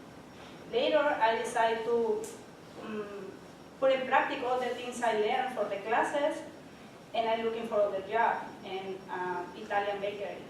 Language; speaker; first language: English; non-native, learner; Spanish